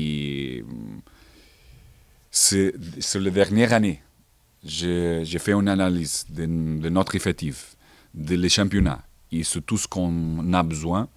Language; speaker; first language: French; non-native, fluent; Portuguese